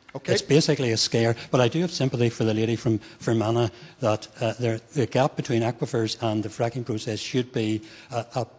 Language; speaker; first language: English; native; English